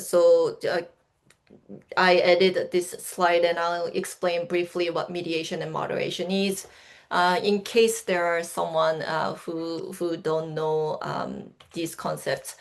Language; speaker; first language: English; non-native, fluent; Korean